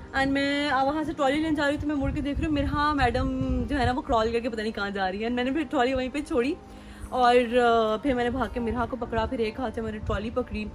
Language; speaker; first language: Urdu; native; Urdu